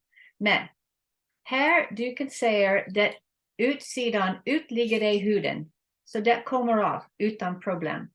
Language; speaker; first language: Swedish; non-native, learner; English